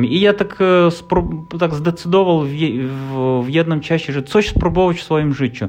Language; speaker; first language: Polish; non-native, learner; Russian